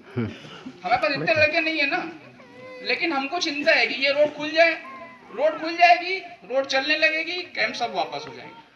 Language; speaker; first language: Hindi; native; Hindi